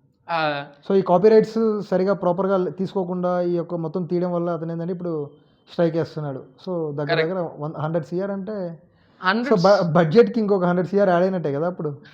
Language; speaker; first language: Telugu; native; Telugu